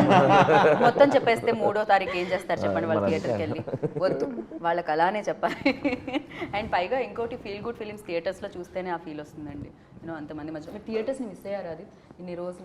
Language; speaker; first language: Telugu; native; Telugu